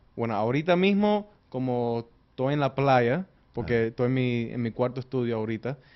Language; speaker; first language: Spanish; early bilingual, heritage; Spanish